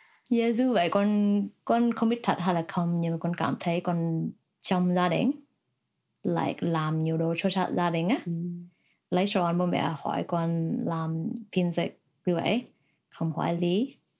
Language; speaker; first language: Vietnamese; early bilingual, heritage; Vietnamese